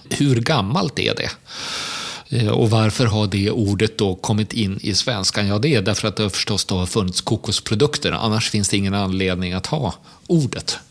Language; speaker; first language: Swedish; native; Swedish